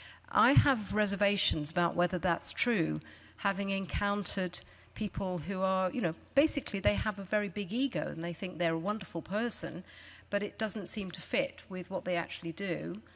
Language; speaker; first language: English; native; English